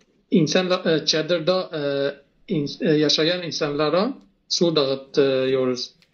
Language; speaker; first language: Turkish; non-native, learner; Arabic